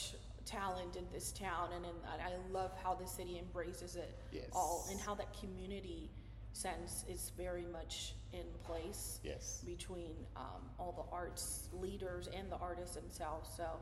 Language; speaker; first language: English; non-native, fluent; Spanish